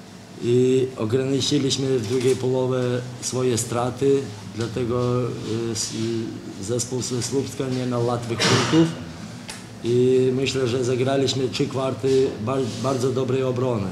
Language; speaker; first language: Polish; non-native, fluent; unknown